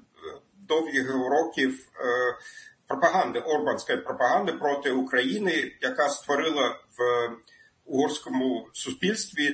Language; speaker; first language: Ukrainian; non-native, fluent; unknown